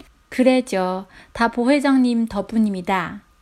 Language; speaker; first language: Korean; non-native, fluent; Chinese